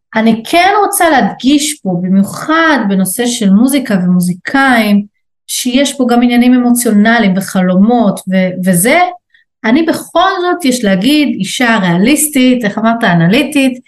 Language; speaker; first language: Hebrew; native; Hebrew